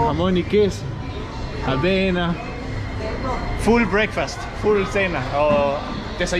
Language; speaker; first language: Spanish; non-native, learner; Danish